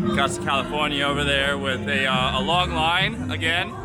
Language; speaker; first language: English; native; English